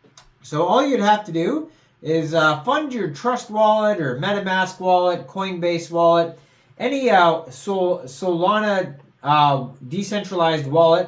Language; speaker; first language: English; native; English